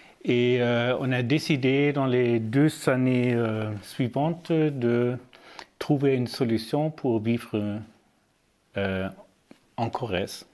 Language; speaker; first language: French; non-native, learner; German